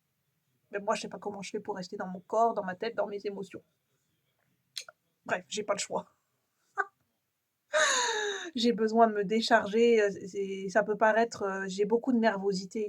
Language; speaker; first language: French; native; French